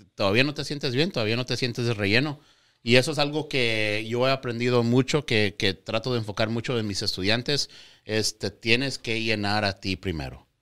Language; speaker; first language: Spanish; native; Spanish